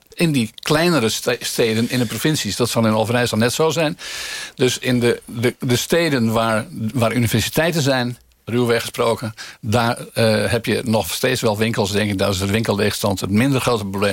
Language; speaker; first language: Dutch; native; Dutch